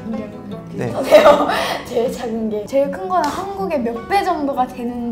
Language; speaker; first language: Korean; native; Korean